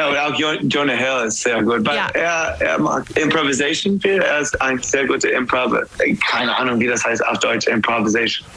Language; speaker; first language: German; non-native, learner; English